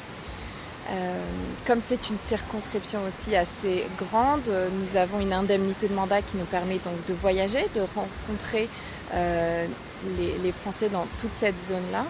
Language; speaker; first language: French; native; French